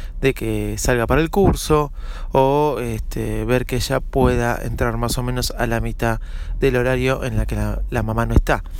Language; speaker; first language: Spanish; native; Spanish